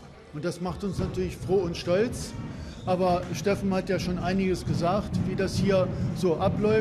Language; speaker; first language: German; native; German